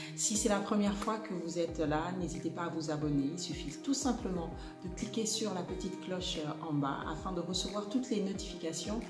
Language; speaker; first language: French; non-native, local second language; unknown